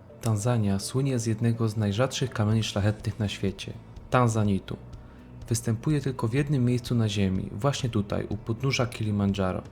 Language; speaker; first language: Polish; native; Polish